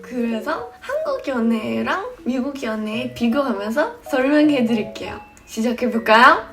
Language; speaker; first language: Korean; non-native, fluent; English